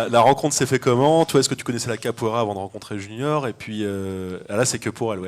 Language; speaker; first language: French; native; French